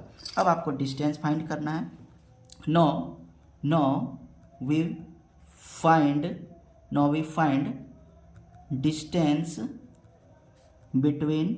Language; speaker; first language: Hindi; native; Hindi